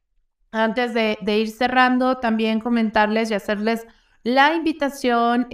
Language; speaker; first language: Spanish; native; Spanish